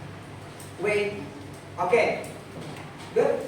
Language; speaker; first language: English; non-native, fluent; Indonesian